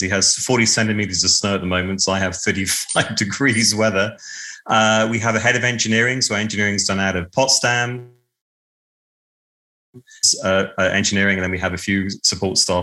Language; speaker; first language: English; native; English